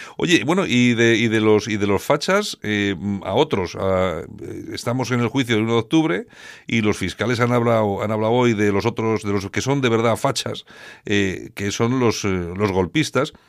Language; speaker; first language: Spanish; native; Spanish